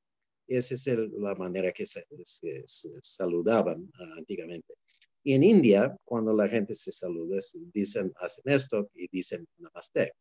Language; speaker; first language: Spanish; non-native, fluent; English